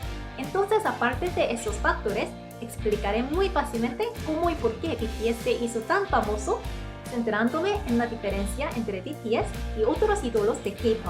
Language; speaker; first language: Spanish; non-native, fluent; Korean